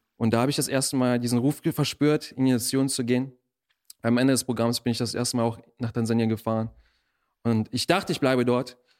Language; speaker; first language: German; early bilingual, other home language; Russian